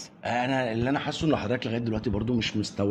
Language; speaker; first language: Arabic; native; Arabic